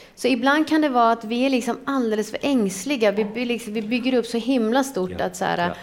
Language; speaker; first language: Swedish; early bilingual, other home language; Persian